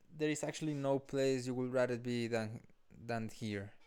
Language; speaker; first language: English; non-native, fluent; Spanish